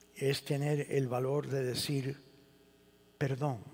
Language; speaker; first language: Spanish; early bilingual, heritage; Spanish